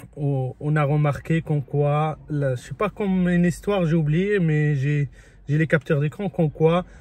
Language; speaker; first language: French; early bilingual, other home language; Spanish